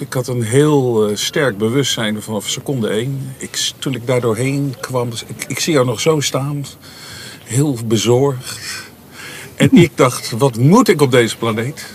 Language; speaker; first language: Dutch; native; Dutch